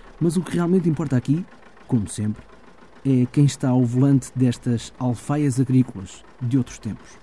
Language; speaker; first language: Portuguese; early bilingual, heritage; Portuguese